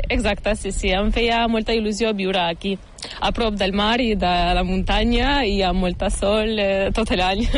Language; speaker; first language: Catalan; non-native, learner; Ukrainian